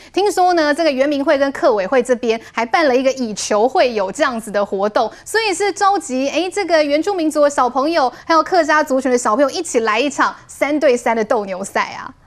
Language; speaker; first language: Chinese; native; Chinese